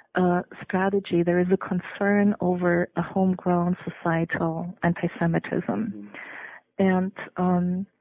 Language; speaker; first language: English; non-native, fluent; German